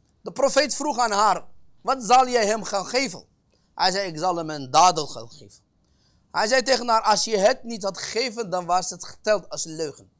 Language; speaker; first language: Dutch; early bilingual, other home language; Arabic